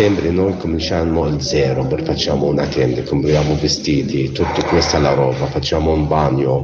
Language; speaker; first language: Italian; non-native, learner; Arabic